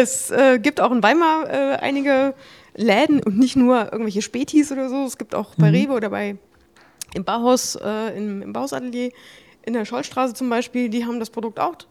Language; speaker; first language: German; native; German